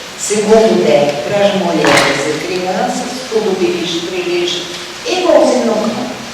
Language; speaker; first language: Portuguese; early bilingual, other home language; Russian